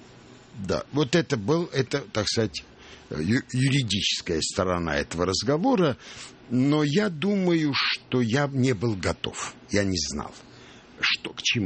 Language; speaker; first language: Russian; non-native, local second language; Armenian